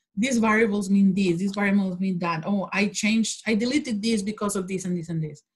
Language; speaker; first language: English; non-native, fluent; Spanish